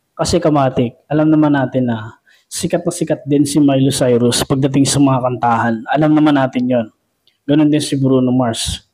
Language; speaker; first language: Filipino; native; Filipino